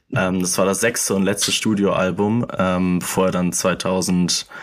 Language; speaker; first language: German; native; German